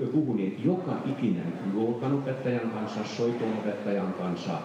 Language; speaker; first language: Finnish; non-native, fluent; Hungarian